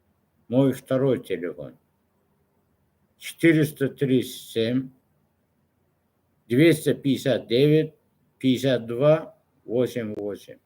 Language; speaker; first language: Russian; non-native, local second language; Turkmen